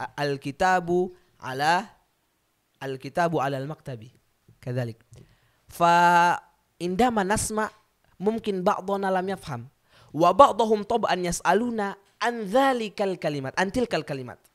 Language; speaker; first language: Arabic; non-native, learner; Indonesian